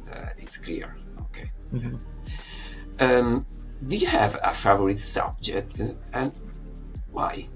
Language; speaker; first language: English; non-native, fluent; Italian